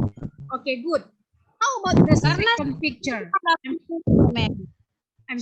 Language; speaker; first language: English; non-native, learner; Indonesian